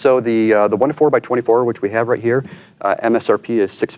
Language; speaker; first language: English; native; English